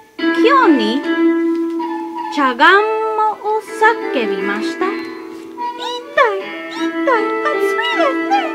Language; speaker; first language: Japanese; non-native, learner; English